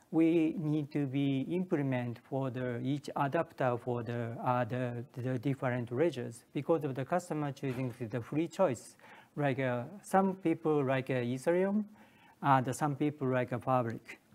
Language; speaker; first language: English; non-native, learner; Japanese